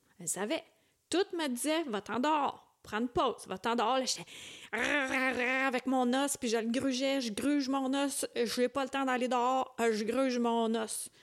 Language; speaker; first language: French; native; French